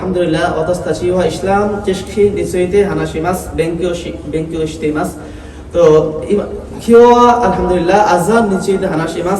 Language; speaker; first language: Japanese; non-native, learner; Bangla